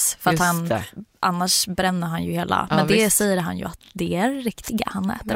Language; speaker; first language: Swedish; native; Swedish